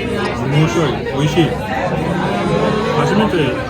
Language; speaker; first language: Japanese; non-native, fluent; French